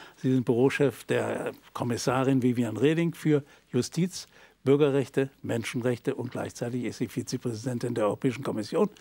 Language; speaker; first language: German; native; German